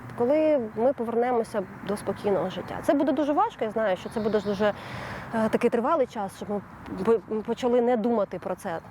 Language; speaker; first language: Ukrainian; native; Ukrainian